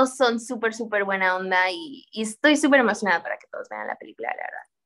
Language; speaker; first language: Spanish; early bilingual, heritage; Spanish